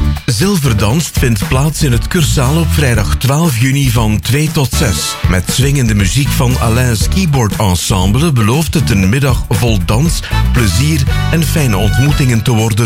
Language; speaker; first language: Dutch; native; Dutch